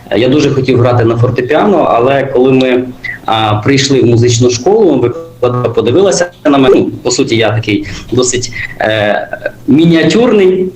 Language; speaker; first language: Ukrainian; native; Ukrainian